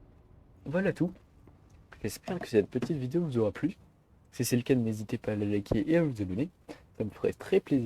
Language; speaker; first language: French; native; French